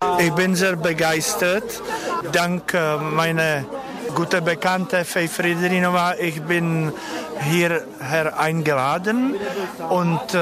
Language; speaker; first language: German; non-native, fluent; Czech